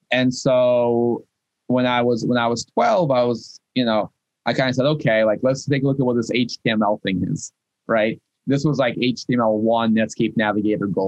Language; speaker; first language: English; non-native, fluent; Russian